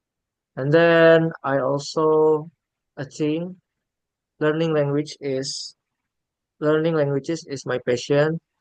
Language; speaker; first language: English; non-native, learner; Indonesian